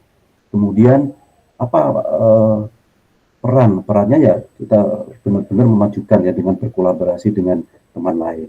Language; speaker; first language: Indonesian; native; Indonesian